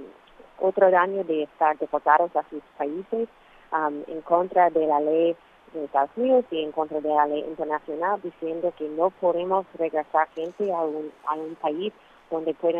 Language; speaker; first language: Spanish; non-native, fluent; English